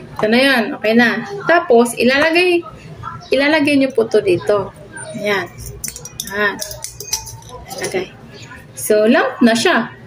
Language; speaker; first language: Filipino; non-native, local second language; Cebuano